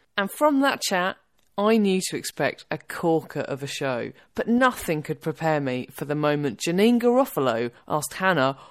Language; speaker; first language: English; native; English